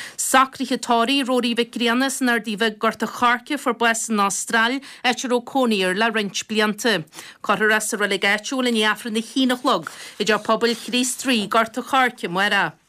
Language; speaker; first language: Irish; native; Irish